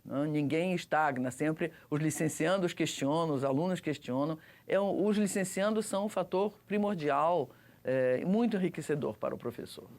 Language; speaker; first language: Portuguese; early bilingual, other home language; Russian